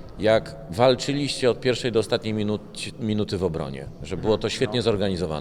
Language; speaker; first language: Polish; native; Polish